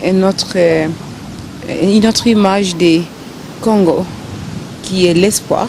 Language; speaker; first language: French; non-native, local second language; Swahili